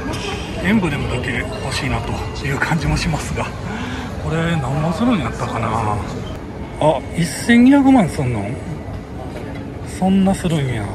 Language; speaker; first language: Japanese; native; Japanese